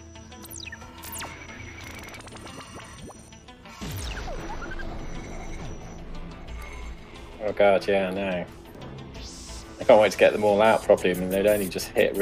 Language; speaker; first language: English; native; English